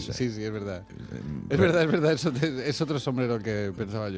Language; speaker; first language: Spanish; native; Spanish